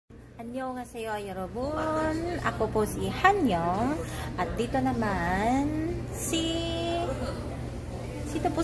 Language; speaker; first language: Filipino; non-native, fluent; Korean